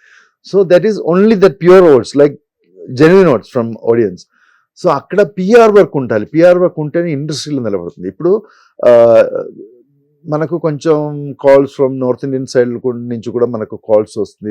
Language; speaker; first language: Telugu; non-native, learner; Malayalam